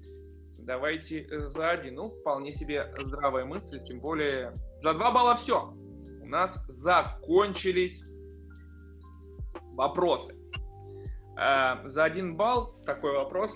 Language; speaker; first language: Russian; native; Russian